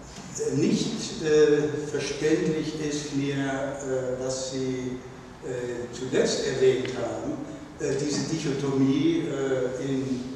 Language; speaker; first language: German; native; German